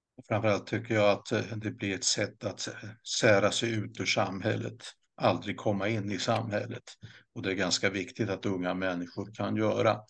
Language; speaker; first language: Swedish; native; Swedish